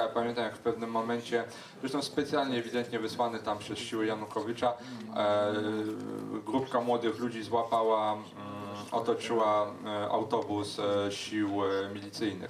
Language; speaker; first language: Polish; native; Polish